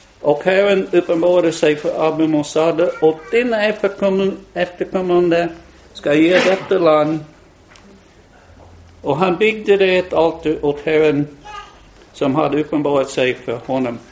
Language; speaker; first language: Swedish; non-native, fluent; English